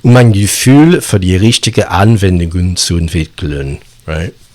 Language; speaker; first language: German; non-native, fluent; English